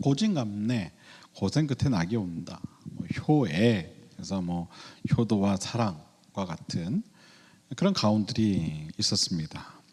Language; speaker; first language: Korean; native; Korean